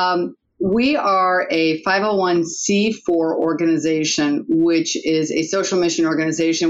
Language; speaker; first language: English; native; English